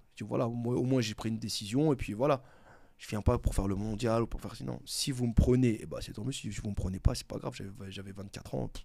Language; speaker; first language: French; native; French